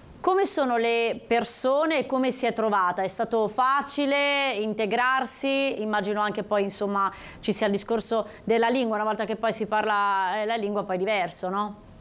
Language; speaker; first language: Italian; native; Italian